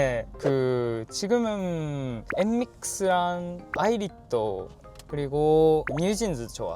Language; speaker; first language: Korean; non-native, learner; Japanese